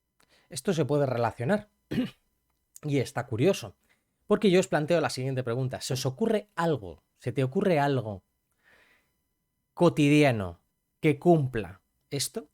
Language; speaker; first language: Spanish; native; Spanish